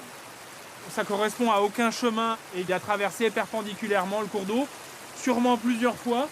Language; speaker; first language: French; native; French